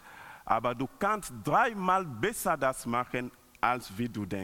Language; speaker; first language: German; non-native, learner; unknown